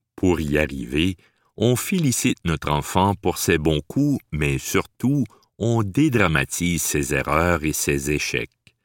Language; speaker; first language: French; native; French